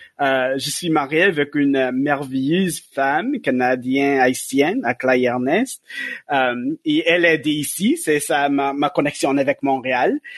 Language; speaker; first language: French; non-native, learner; English